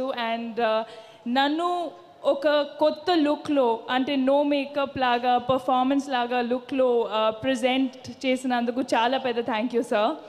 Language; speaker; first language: Telugu; non-native, fluent; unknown